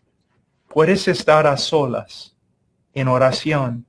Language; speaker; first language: Spanish; non-native, fluent; English